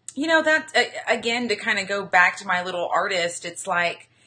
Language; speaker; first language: English; native; English